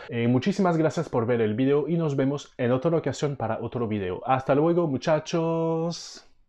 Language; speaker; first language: Spanish; non-native, fluent; French